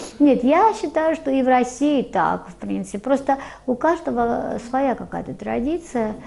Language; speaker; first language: Russian; non-native, local second language; Georgian